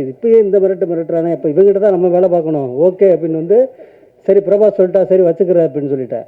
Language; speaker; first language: Tamil; native; Tamil